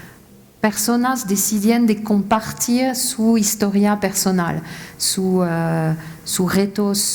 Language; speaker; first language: Spanish; non-native, fluent; French